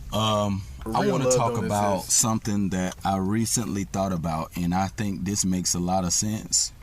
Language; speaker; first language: English; native; English